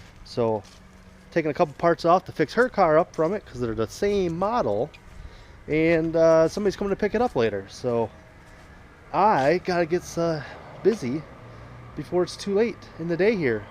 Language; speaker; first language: English; native; English